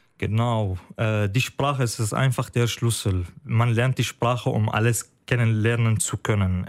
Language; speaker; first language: German; non-native, fluent; Arabic